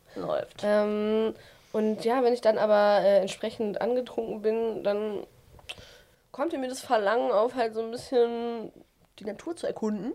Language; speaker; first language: German; native; German